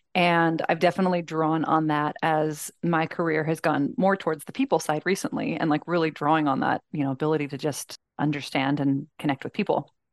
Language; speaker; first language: English; native; English